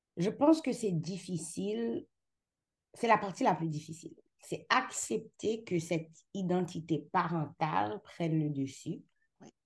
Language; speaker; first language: French; non-native, local second language; Haitian Creole